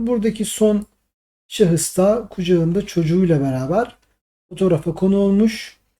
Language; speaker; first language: Turkish; native; Turkish